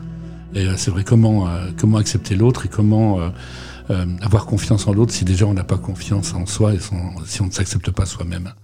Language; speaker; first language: French; native; French